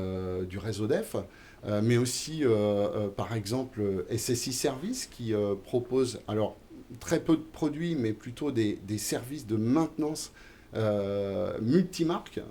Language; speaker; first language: French; native; French